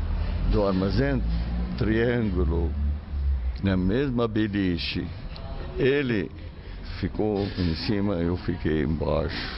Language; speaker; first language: Portuguese; non-native, fluent; Arabic